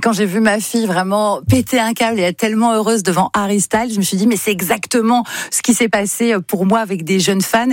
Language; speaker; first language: French; native; French